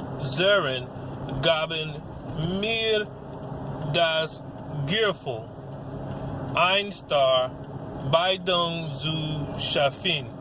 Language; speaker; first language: German; non-native, learner; English